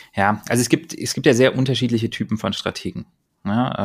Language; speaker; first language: German; native; German